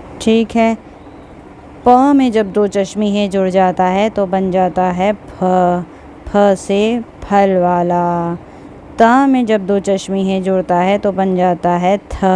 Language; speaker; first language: Hindi; native; Hindi